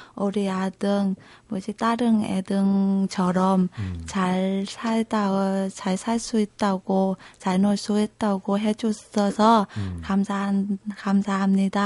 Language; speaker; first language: Korean; non-native, local second language; Vietnamese